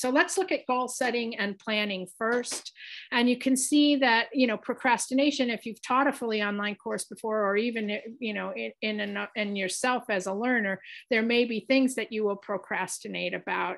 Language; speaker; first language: English; early bilingual, other home language; Spanish